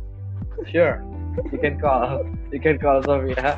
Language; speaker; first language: English; non-native, fluent; Indonesian